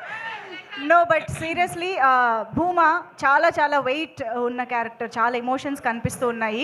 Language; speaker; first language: Telugu; native; Telugu